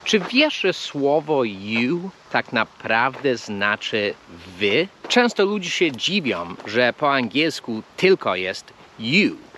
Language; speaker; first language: Polish; non-native, fluent; English